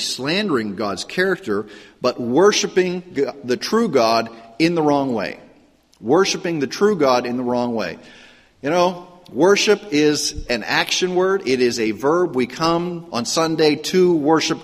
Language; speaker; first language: English; native; English